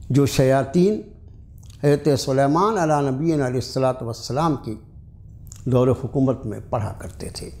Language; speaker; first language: Urdu; native; Urdu